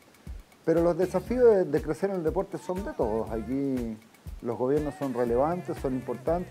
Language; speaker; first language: Spanish; native; Spanish